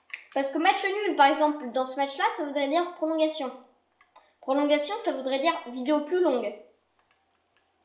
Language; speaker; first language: French; native; French